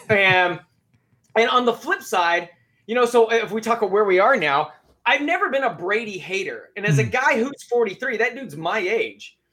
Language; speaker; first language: English; native; English